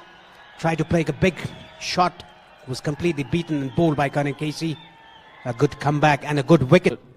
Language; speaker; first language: English; non-native, fluent; Nepali